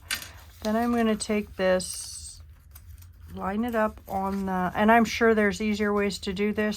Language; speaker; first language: English; native; English